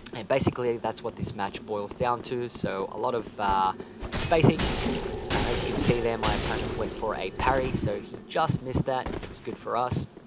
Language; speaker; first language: English; native; English